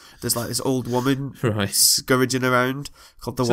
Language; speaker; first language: English; native; English